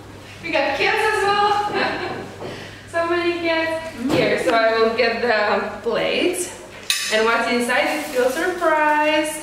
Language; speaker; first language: English; non-native, fluent; Romanian